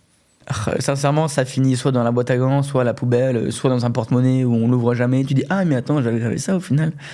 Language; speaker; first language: French; native; French